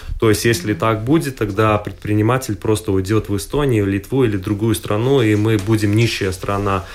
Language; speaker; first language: Russian; non-native, local second language; Latvian